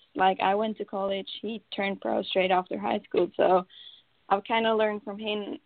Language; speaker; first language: English; non-native, fluent; Swedish